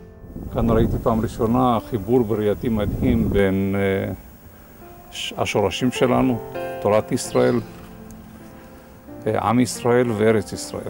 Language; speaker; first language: Hebrew; non-native, fluent; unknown